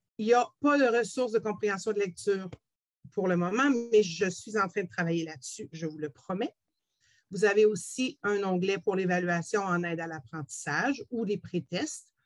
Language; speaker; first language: French; native; French